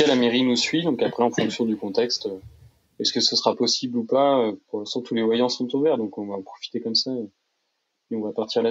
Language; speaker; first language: French; native; French